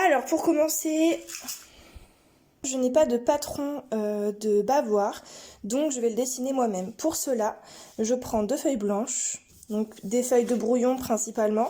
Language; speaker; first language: French; native; French